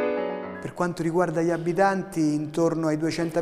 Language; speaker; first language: Italian; native; Italian